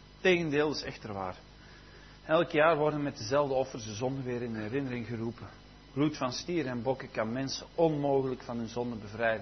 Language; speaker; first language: Dutch; native; Dutch